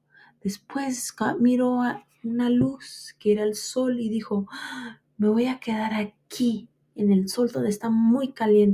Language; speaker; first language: Spanish; early bilingual, heritage; Spanish